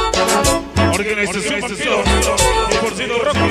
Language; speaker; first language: Spanish; native; Spanish